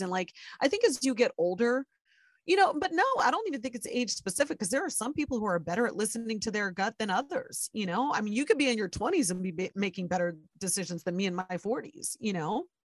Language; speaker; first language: English; early bilingual, other home language; Spanish